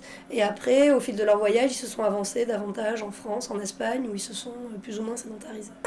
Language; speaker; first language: French; native; French